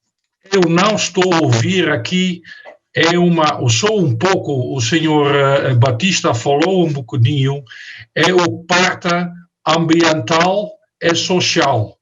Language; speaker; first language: Portuguese; non-native, fluent; Dutch